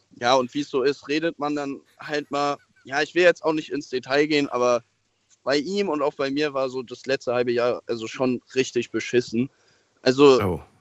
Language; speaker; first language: German; native; German